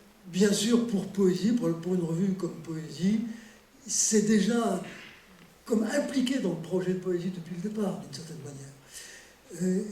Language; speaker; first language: French; native; French